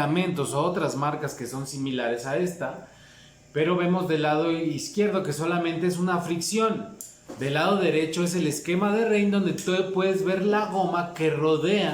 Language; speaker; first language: Spanish; native; Spanish